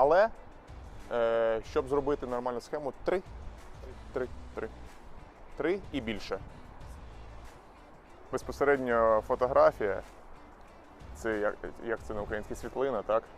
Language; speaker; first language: Ukrainian; non-native, local second language; Russian